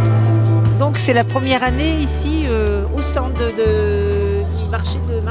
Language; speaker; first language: French; native; French